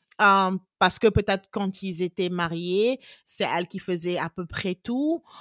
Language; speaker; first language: French; non-native, local second language; Wolof